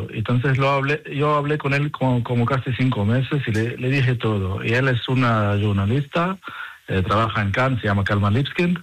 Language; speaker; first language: Spanish; non-native, fluent; Hebrew